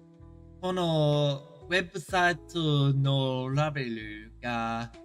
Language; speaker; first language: Japanese; non-native, learner; English